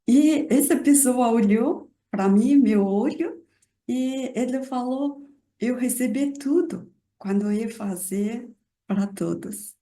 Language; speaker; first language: Portuguese; non-native, learner; Mongolian